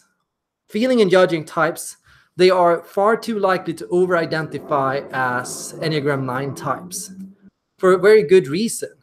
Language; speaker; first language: English; non-native, fluent; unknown